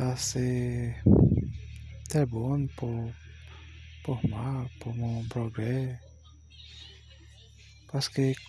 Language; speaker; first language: French; non-native, learner; Portuguese